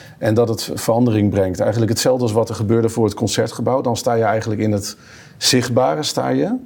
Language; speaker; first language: Dutch; native; Dutch